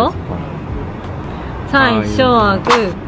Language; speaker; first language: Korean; non-native, fluent; Japanese